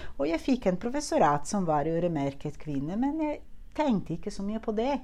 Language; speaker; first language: Norwegian; non-native, fluent; Italian